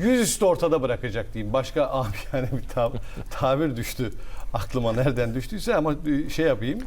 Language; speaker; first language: Turkish; native; Turkish